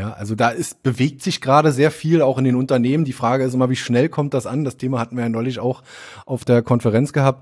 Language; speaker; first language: German; native; German